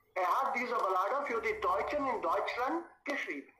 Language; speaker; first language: German; non-native, fluent; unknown